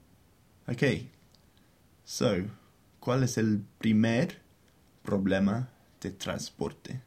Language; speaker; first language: Spanish; non-native, fluent; English